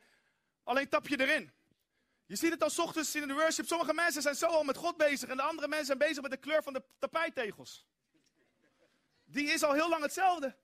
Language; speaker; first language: Dutch; native; Dutch